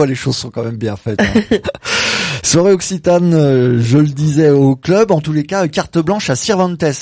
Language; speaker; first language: French; native; French